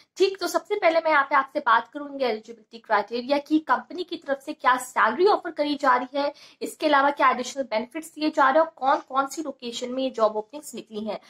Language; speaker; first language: Hindi; native; Hindi